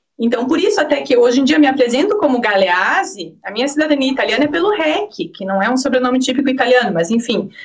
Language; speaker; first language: Portuguese; native; Portuguese